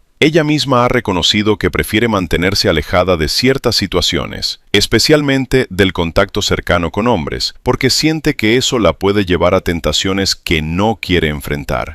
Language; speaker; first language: Spanish; native; Spanish